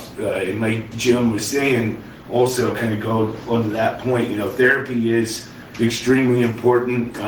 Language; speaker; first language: English; native; English